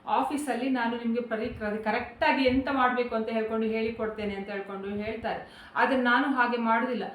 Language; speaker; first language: Kannada; non-native, local second language; Konkani